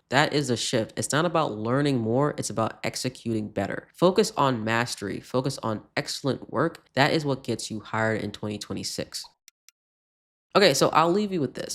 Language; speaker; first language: English; native; English